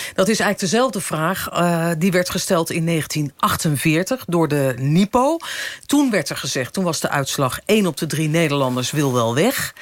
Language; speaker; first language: Dutch; native; Dutch